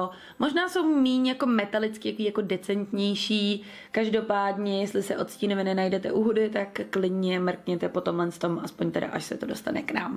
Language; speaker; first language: Czech; native; Czech